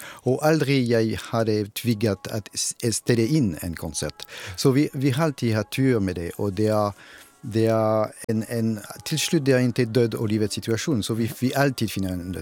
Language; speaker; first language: Swedish; non-native, fluent; French